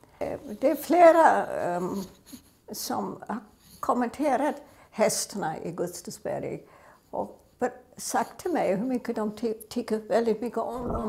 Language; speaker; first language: Swedish; non-native, fluent; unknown